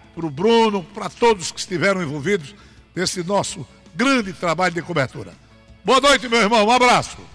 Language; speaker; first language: Portuguese; native; Portuguese